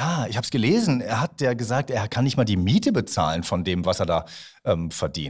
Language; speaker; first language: German; native; German